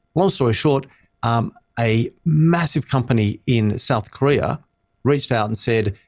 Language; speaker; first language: English; native; English